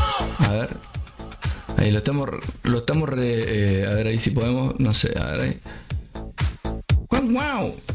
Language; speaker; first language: Spanish; native; Spanish